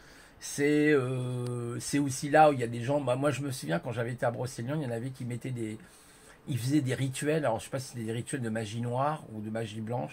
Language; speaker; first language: French; native; French